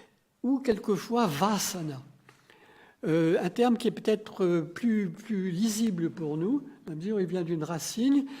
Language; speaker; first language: French; native; French